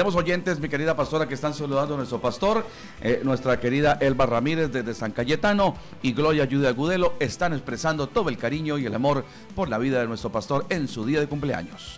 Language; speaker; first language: Spanish; native; Spanish